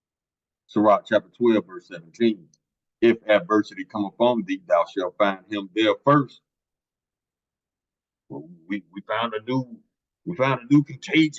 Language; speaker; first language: English; native; English